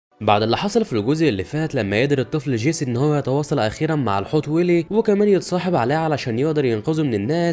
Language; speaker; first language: Arabic; native; Arabic